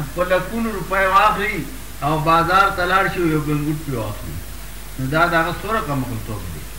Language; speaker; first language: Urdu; non-native, local second language; Pashto